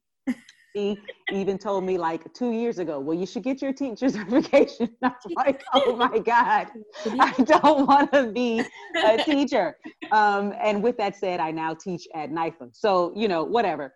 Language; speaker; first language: English; native; English